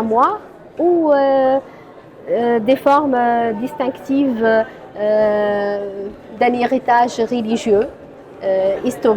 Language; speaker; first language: French; non-native, local second language; Arabic